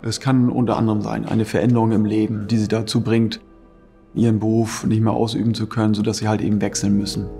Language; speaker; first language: German; native; German